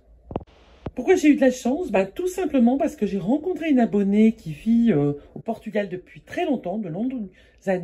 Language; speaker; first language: French; native; French